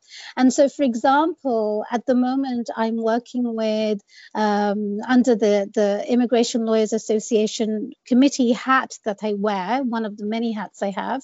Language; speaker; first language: English; native; English